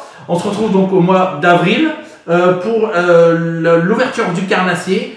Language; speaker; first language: French; native; French